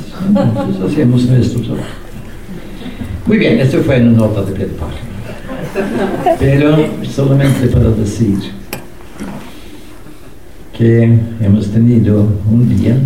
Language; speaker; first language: Spanish; non-native, fluent; Norwegian